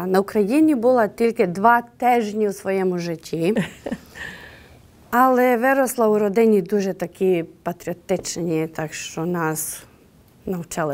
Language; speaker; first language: Ukrainian; early bilingual, heritage; Ukrainian